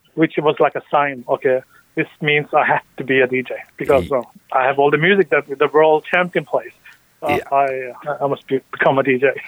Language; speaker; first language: English; early bilingual, other home language; Norwegian